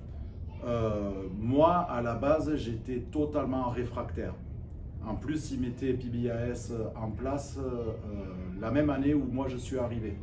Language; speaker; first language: French; native; French